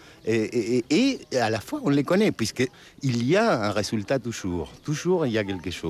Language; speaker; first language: French; non-native, fluent; Spanish